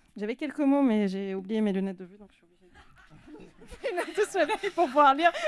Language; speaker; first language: French; non-native, local second language; Arabic